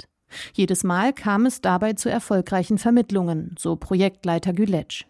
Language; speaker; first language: German; native; German